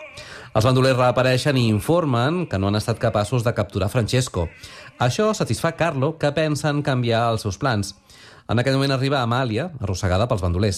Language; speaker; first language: Catalan; native; Catalan